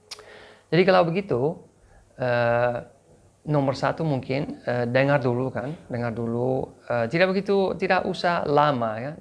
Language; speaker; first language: Indonesian; non-native, fluent; English